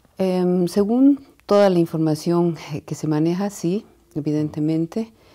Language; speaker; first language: Spanish; native; Spanish